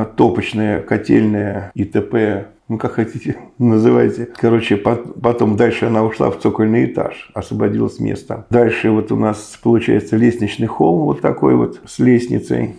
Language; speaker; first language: Russian; native; Russian